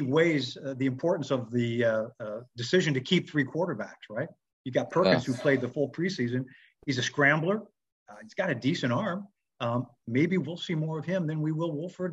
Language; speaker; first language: English; native; English